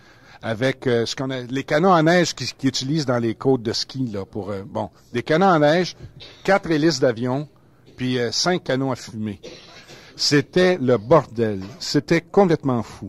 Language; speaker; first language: French; native; French